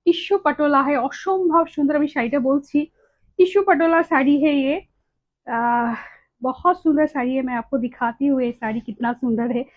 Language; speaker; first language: Hindi; non-native, local second language; Bangla